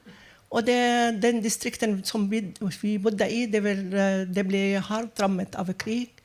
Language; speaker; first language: Norwegian; non-native, fluent; Arabic